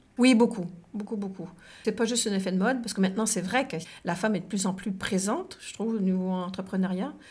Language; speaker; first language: French; native; French